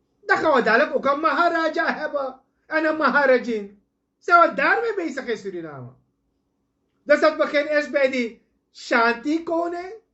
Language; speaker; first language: Dutch; native; Dutch